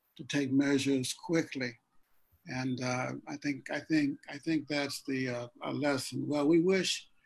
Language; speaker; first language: English; native; English